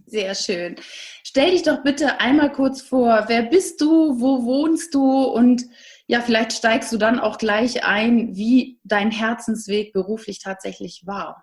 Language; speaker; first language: German; native; German